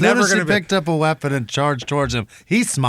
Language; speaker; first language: English; native; English